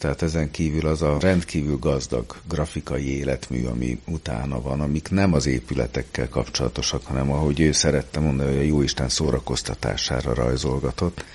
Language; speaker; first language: Hungarian; native; Hungarian